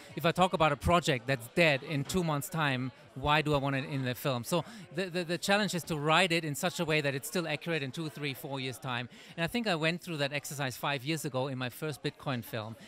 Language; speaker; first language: English; native; English